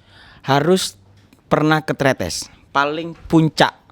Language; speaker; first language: Indonesian; non-native, local second language; Javanese